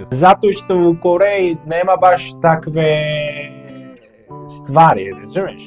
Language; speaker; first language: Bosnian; non-native, learner; Korean